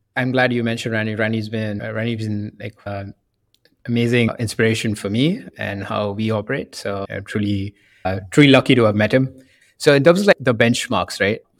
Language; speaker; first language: English; non-native, local second language; Tamil